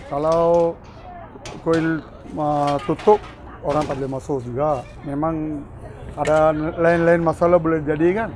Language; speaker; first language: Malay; non-native, local second language; Tamil